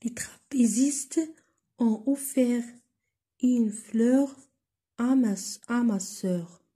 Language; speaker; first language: French; non-native, local second language; Arabic